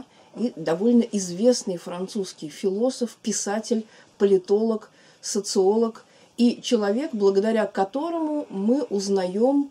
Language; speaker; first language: Russian; native; Russian